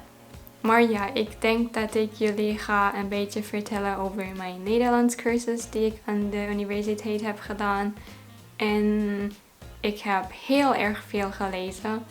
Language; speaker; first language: Dutch; non-native, learner; German